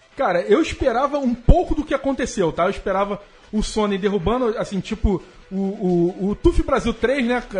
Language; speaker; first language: Portuguese; native; Portuguese